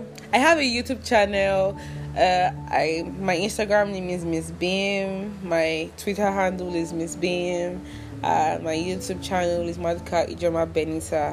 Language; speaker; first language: English; non-native, local second language; Igbo